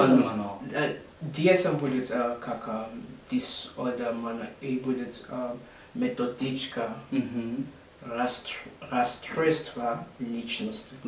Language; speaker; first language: Russian; non-native, learner; English